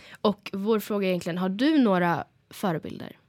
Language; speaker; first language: Swedish; native; Swedish